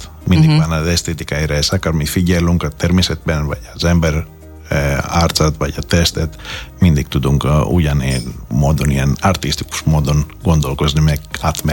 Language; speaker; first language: Hungarian; non-native, fluent; Greek